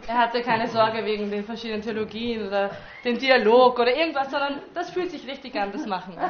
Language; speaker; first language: German; native; German